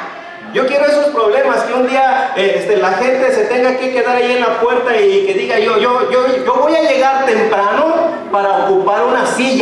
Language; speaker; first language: Spanish; native; Spanish